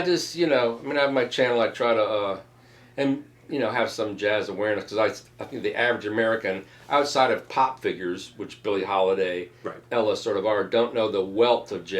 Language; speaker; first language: English; native; English